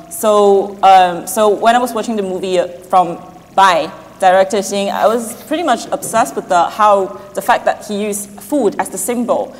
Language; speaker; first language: English; non-native, fluent; Chinese